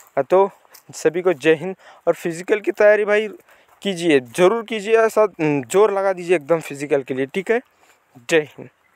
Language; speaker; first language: Hindi; non-native, local second language; Marathi